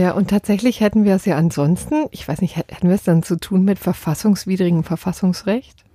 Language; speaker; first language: German; native; German